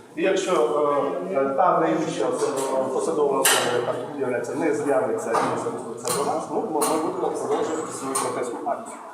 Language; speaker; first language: Ukrainian; non-native, local second language; Russian